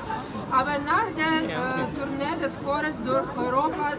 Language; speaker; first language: German; non-native, learner; Ukrainian